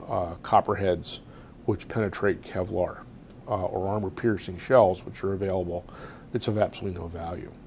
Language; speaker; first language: English; native; English